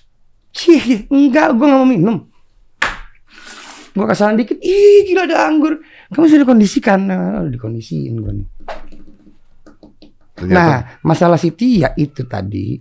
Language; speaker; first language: Indonesian; native; Indonesian